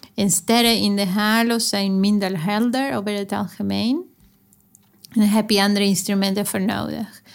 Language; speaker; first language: Dutch; non-native, fluent; Spanish